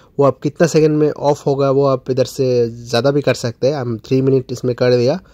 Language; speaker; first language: Hindi; non-native, local second language; Bangla